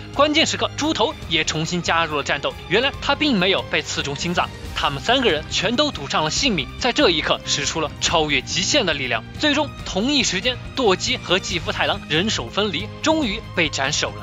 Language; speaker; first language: Chinese; native; Chinese